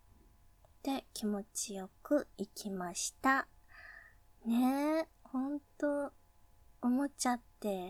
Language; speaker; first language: Japanese; native; Japanese